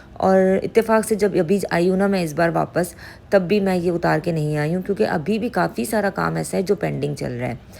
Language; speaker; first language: Urdu; native; Urdu